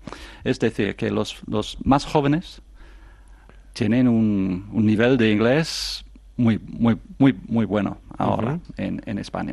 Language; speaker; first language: Spanish; non-native, fluent; English